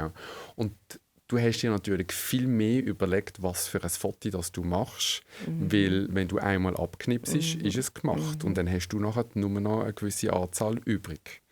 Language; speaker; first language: German; native; German